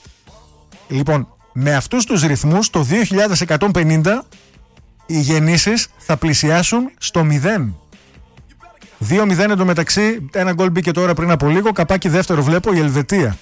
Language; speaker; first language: Greek; native; Greek